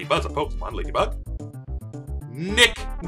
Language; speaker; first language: English; native; English